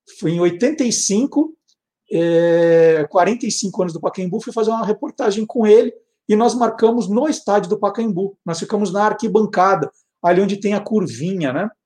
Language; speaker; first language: Portuguese; native; Portuguese